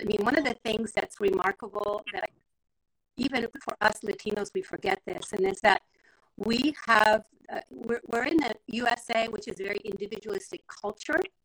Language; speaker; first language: English; non-native, fluent; Spanish